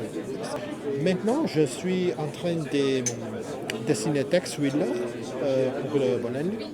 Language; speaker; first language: French; non-native, fluent; Italian